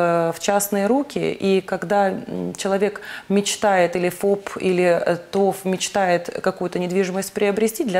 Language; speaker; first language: Russian; native; Russian